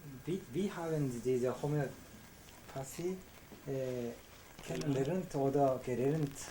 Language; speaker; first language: German; non-native, learner; Korean